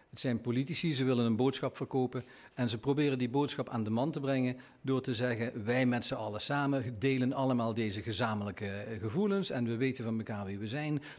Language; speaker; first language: Dutch; native; Dutch